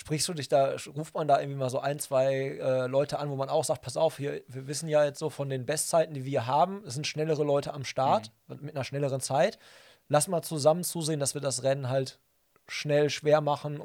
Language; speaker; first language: German; native; German